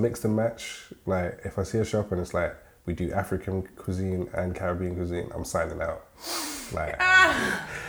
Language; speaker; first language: English; native; English